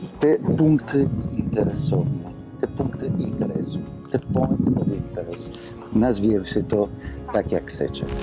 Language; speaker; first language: Polish; non-native, fluent; Italian